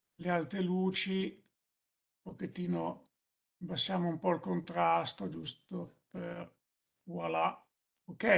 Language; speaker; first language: Italian; native; Italian